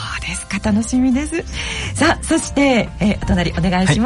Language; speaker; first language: Japanese; native; Japanese